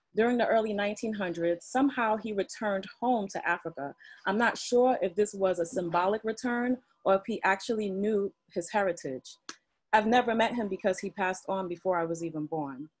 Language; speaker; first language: English; native; English